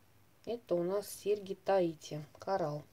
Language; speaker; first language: Russian; native; Russian